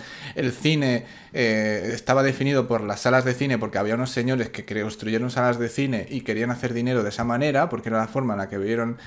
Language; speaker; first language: Spanish; native; Spanish